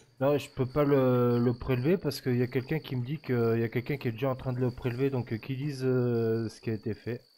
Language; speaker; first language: French; native; French